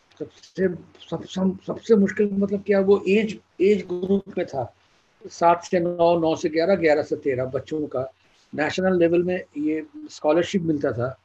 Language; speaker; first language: Hindi; non-native, local second language; Bangla